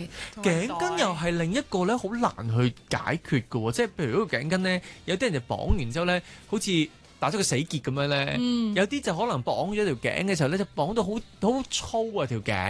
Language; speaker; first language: Cantonese; native; Cantonese